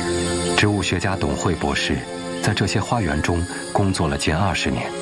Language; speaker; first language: Chinese; native; Chinese